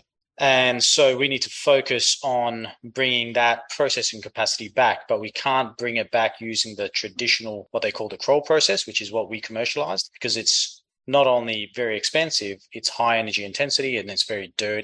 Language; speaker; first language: English; native; English